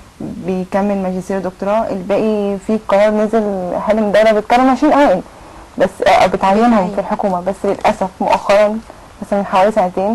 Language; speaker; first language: Arabic; native; Arabic